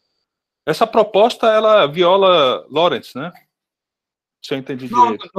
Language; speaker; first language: Portuguese; native; Portuguese